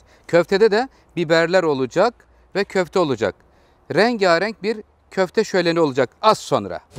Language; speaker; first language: Turkish; native; Turkish